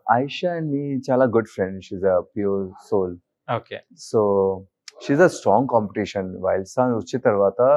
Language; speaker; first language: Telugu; non-native, learner; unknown